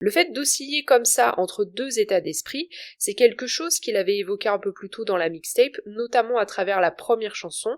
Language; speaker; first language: French; native; French